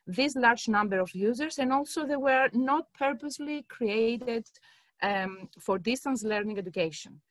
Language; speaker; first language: English; non-native, fluent; Greek